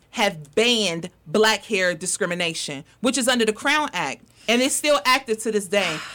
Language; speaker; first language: English; native; English